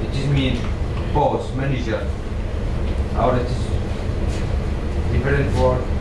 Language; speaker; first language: English; non-native, learner; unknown